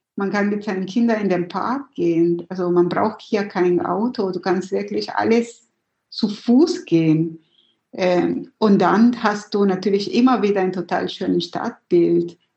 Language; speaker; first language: German; non-native, fluent; Spanish